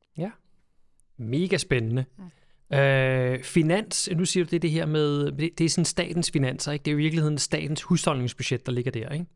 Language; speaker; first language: Danish; native; Danish